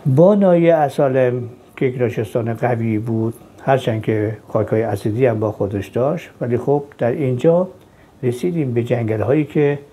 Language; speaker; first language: Persian; native; Persian